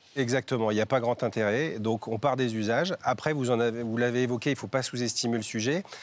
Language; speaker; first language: French; native; French